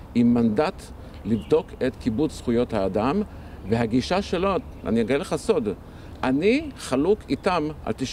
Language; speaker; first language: Hebrew; early bilingual, other home language; Arabic